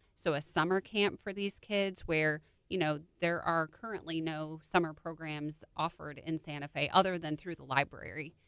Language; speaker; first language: English; native; English